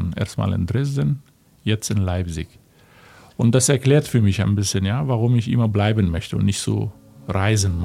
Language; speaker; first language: German; non-native, fluent; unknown